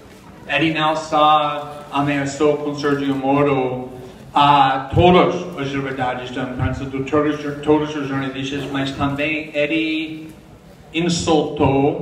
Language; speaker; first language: Portuguese; non-native, fluent; English